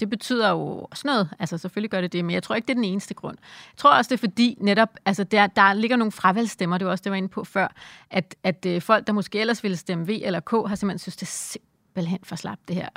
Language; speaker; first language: Danish; native; Danish